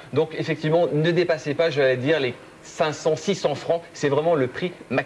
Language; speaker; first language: French; native; French